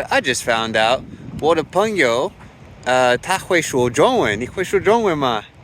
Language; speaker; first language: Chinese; non-native, learner; English